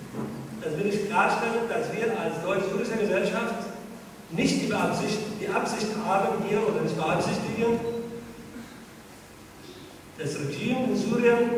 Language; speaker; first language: German; non-native, fluent; Arabic